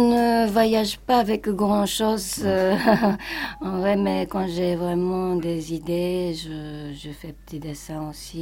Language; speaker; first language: French; non-native, fluent; Japanese